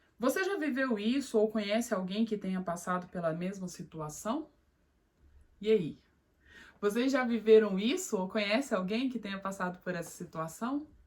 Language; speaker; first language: Portuguese; native; Portuguese